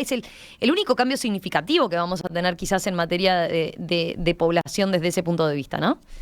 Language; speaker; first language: Spanish; native; Spanish